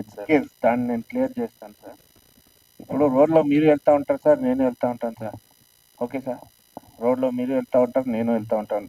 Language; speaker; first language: Telugu; non-native, local second language; Hindi